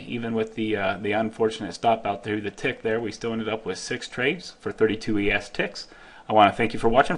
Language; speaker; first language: English; native; English